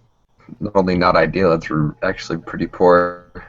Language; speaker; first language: English; native; English